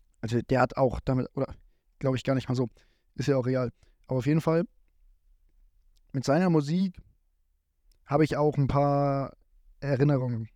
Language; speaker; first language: German; native; German